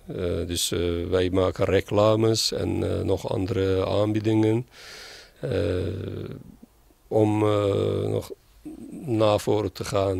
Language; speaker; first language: Dutch; non-native, learner; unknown